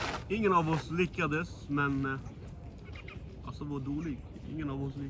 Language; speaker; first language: Swedish; early bilingual, other home language; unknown